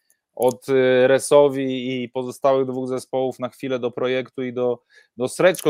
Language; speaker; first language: Polish; native; Polish